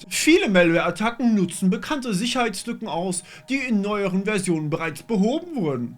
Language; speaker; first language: German; native; German